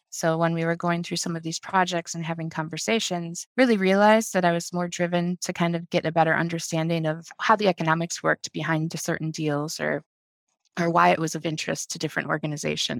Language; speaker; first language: English; native; English